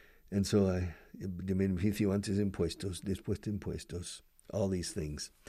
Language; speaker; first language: Spanish; non-native, fluent; English